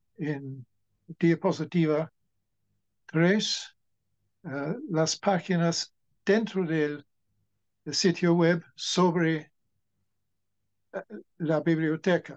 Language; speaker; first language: Spanish; non-native, fluent; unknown